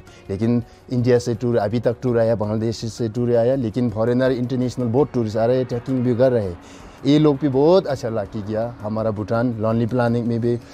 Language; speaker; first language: Hindi; non-native, learner; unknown